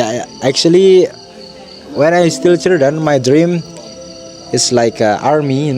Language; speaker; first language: English; non-native, learner; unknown